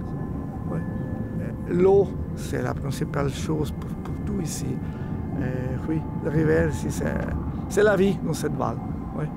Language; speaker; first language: French; non-native, local second language; Italian